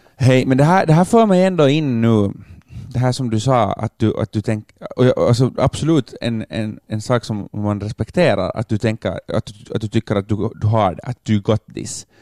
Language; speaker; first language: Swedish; native; Swedish